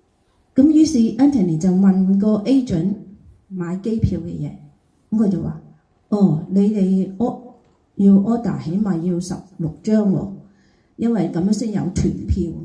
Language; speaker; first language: Cantonese; native; Cantonese